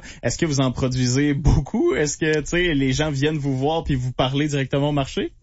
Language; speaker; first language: French; native; French